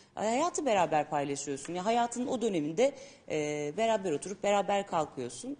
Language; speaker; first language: Turkish; native; Turkish